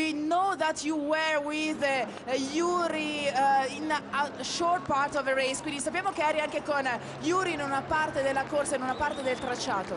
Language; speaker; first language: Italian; native; Italian